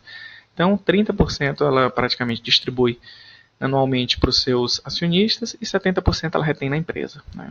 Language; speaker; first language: Portuguese; native; Portuguese